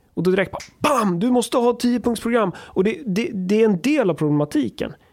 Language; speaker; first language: Swedish; native; Swedish